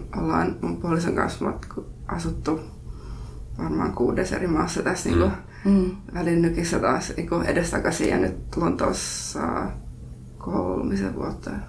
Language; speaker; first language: Finnish; early bilingual, heritage; Finnish